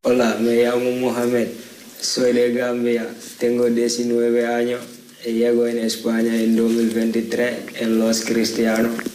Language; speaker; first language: Spanish; non-native, learner; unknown